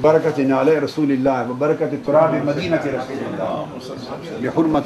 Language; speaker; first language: Arabic; non-native, learner; Urdu